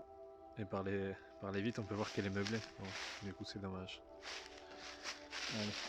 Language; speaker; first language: French; native; French